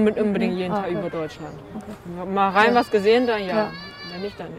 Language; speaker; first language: German; non-native, fluent; Chinese